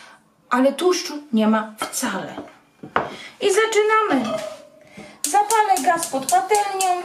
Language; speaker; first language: Polish; native; Polish